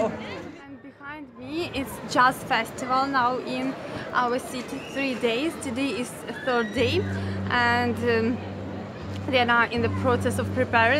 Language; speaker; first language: English; non-native, fluent; Ukrainian